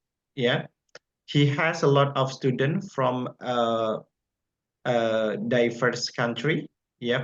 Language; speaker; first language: English; non-native, fluent; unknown